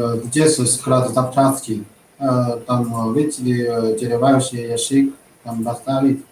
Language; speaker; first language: Russian; non-native, learner; Chinese